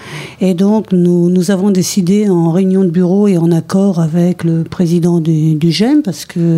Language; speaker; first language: French; native; French